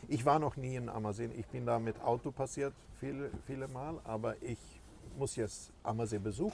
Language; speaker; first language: German; non-native, fluent; Swedish